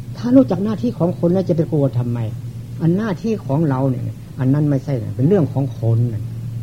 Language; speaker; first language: Thai; native; Thai